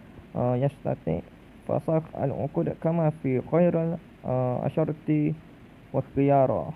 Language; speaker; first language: Arabic; non-native, learner; Malay